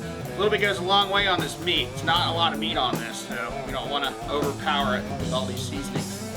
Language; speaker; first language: English; native; English